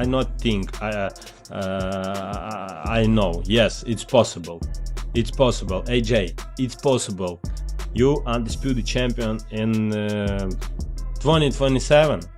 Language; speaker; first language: English; non-native, learner; Ukrainian